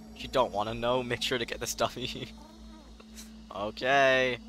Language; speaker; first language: English; native; English